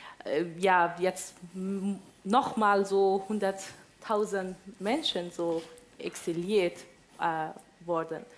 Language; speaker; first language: German; non-native, fluent; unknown